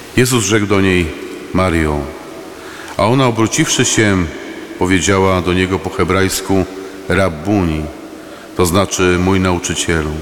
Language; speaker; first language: Polish; native; Polish